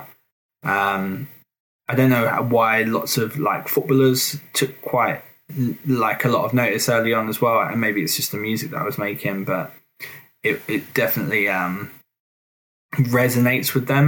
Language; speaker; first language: English; native; English